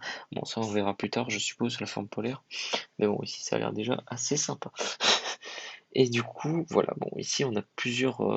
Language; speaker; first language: French; native; French